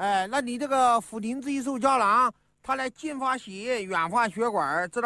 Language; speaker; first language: Chinese; native; Chinese